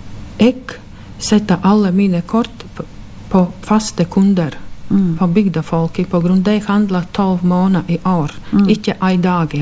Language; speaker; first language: Norwegian; non-native, fluent; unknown